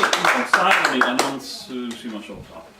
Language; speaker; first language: Japanese; non-native, learner; English